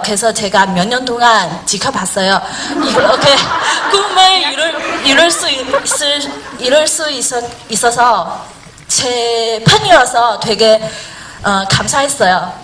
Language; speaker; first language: Korean; non-native, learner; Chinese